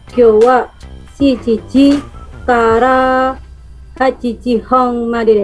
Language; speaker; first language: Japanese; non-native, learner; Indonesian